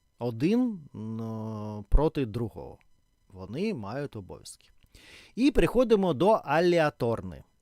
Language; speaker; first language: Ukrainian; non-native, local second language; Russian